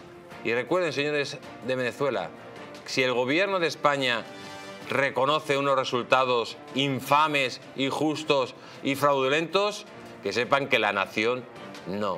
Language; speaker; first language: Spanish; native; Spanish